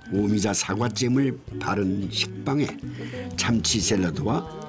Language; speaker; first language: Korean; native; Korean